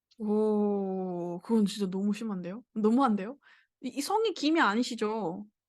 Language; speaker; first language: Korean; native; Korean